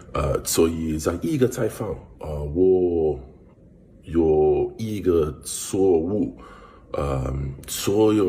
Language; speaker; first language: Chinese; non-native, learner; English